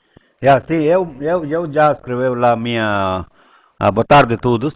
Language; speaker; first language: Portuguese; non-native, learner; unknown